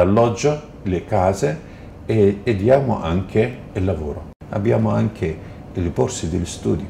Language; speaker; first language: Italian; non-native, fluent; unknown